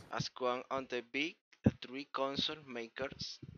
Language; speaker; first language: English; non-native, learner; Spanish